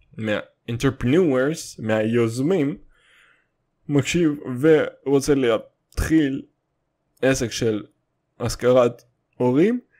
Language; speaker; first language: Hebrew; early bilingual, other home language; Russian